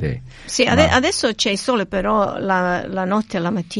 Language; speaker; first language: Italian; early bilingual, heritage; Italian